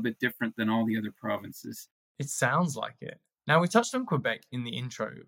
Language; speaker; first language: English; native; English